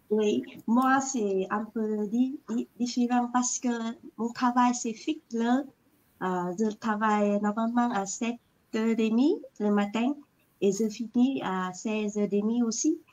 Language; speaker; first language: French; non-native, learner; Vietnamese